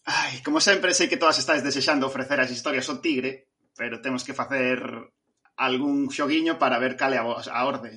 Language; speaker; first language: Galician; non-native, local second language; Spanish